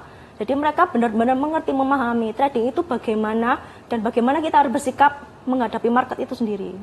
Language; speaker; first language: Indonesian; native; Indonesian